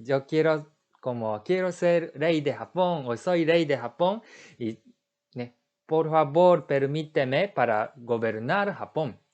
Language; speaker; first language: Spanish; non-native, learner; Japanese